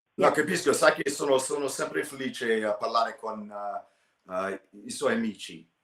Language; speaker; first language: Italian; non-native, learner; English